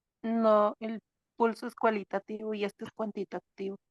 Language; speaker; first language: Spanish; native; Spanish